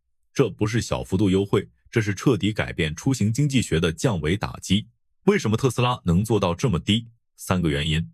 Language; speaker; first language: Chinese; native; Chinese